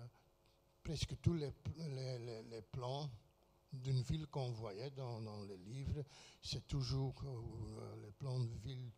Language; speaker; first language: French; non-native, fluent; Dutch